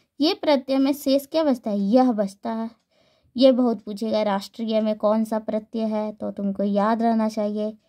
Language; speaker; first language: Hindi; native; Hindi